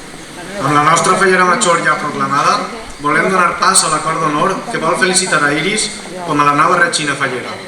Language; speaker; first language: Catalan; native; Catalan